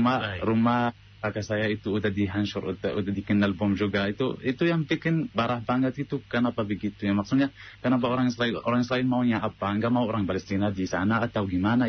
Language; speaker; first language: Indonesian; non-native, fluent; Arabic